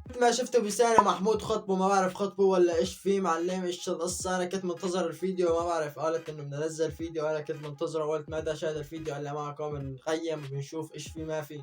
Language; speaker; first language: Arabic; native; Arabic